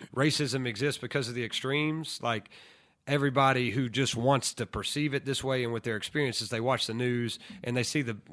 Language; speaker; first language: English; native; English